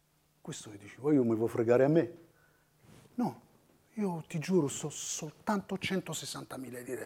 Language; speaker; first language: Italian; non-native, fluent; Riffian